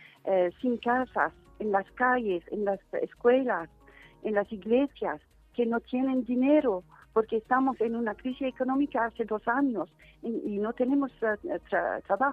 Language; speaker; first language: Spanish; non-native, fluent; Arabic